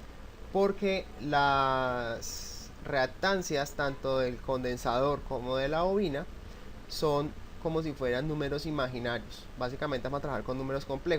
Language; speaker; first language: Spanish; native; Spanish